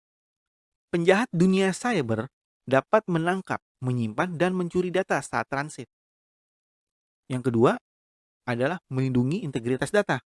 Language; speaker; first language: Indonesian; native; Indonesian